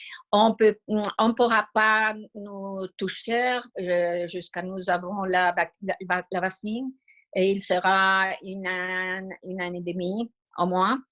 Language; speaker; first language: French; non-native, fluent; Spanish